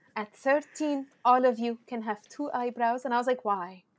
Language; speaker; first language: English; early bilingual, other home language; Spanish